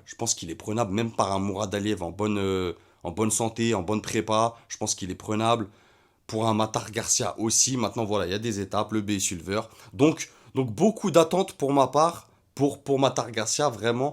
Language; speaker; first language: French; native; French